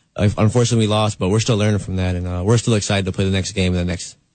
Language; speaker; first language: English; native; English